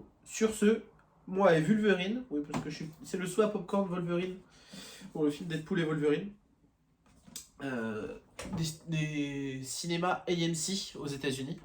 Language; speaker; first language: French; native; French